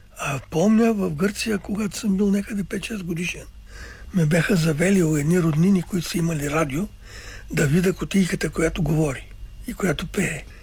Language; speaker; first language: Bulgarian; early bilingual, other home language; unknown